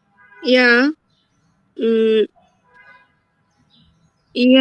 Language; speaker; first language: German; non-native, learner; Bangla